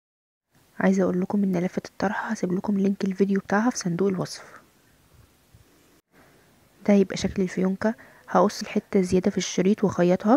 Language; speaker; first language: Arabic; native; Arabic